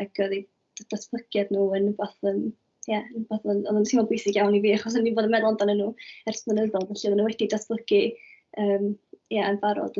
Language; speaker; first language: Welsh; native; Welsh